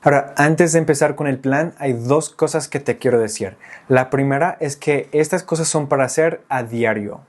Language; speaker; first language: Spanish; non-native, fluent; English